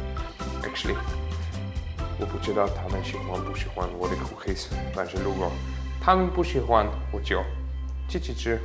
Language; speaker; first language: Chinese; non-native, learner; German